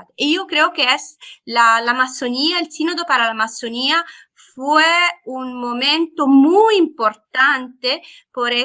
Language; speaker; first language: Spanish; non-native, fluent; Italian